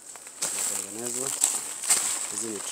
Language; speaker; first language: Swahili; non-native, local second language; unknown